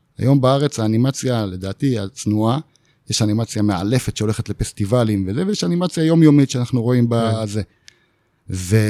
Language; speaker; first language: Hebrew; native; Hebrew